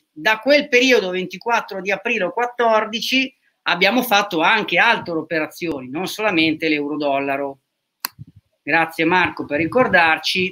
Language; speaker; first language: Italian; native; Italian